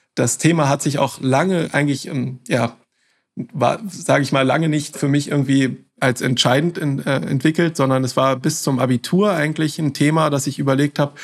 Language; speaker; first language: German; native; German